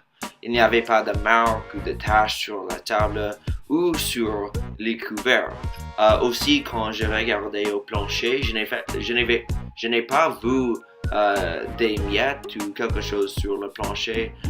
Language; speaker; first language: French; non-native, fluent; English